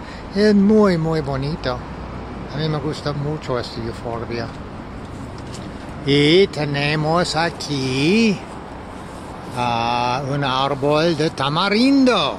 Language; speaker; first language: Spanish; non-native, learner; English